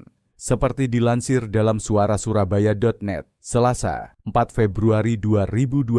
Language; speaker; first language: Indonesian; native; Indonesian